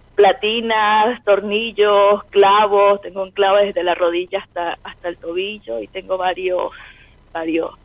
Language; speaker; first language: Spanish; native; Spanish